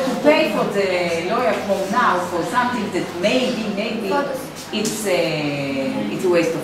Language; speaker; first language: English; non-native, fluent; Hebrew